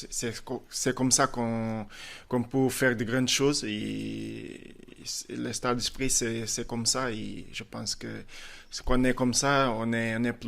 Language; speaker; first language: French; non-native, fluent; Portuguese